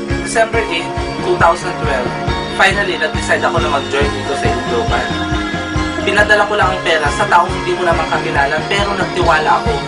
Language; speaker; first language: Filipino; non-native, local second language; Iloko